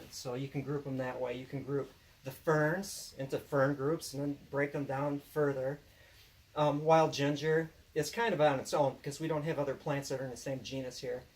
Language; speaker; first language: English; native; English